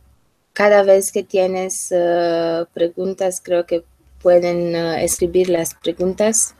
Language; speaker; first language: Spanish; non-native, learner; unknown